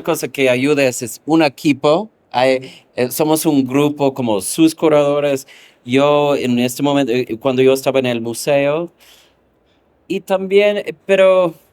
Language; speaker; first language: Spanish; non-native, fluent; English